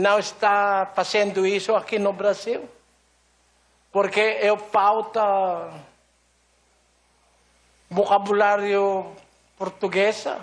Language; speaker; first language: Portuguese; non-native, learner; Filipino